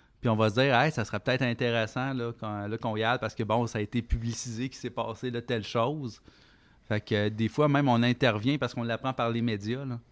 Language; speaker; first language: French; native; French